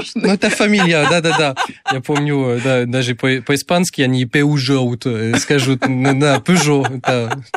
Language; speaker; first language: Russian; non-native, fluent; French